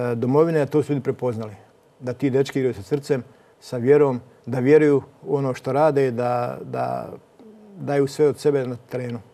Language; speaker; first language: Croatian; native; Croatian